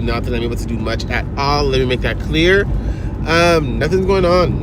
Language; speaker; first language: English; native; English